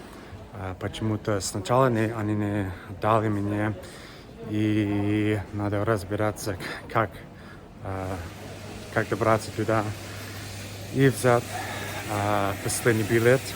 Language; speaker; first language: Russian; non-native, learner; English